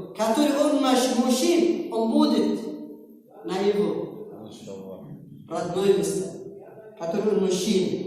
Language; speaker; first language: Russian; non-native, learner; Arabic